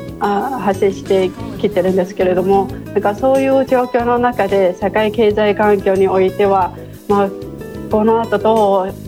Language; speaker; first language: Japanese; non-native, fluent; Chinese